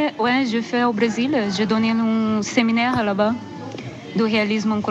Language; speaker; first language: French; non-native, learner; Portuguese